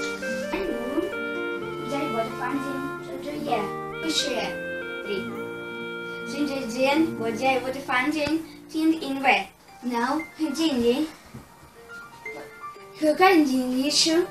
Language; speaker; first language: Chinese; non-native, learner; Russian